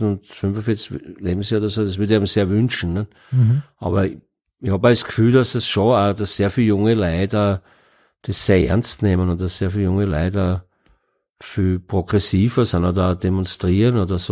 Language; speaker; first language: German; native; German